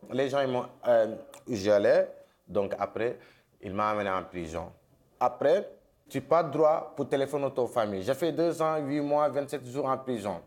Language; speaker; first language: French; non-native, local second language; Wolof